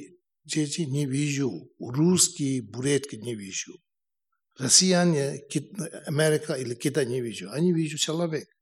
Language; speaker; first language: Russian; non-native, learner; Tibetan